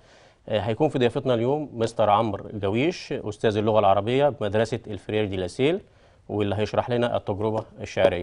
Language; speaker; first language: Arabic; native; Arabic